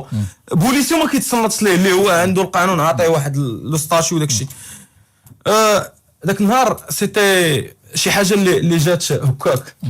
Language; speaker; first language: Arabic; native; Arabic